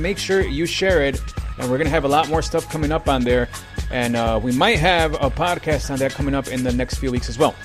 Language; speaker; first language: English; early bilingual, other home language; Spanish